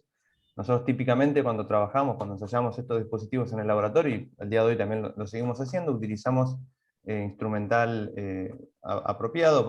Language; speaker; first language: Spanish; native; Spanish